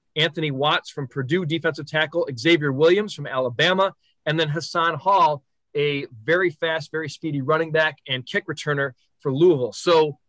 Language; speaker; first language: English; native; English